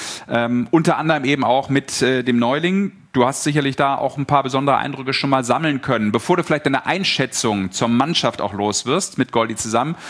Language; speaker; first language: German; native; German